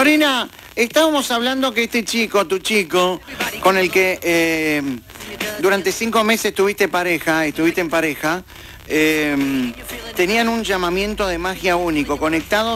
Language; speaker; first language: Spanish; native; Spanish